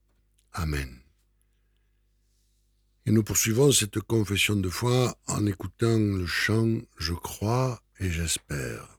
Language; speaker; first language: French; native; French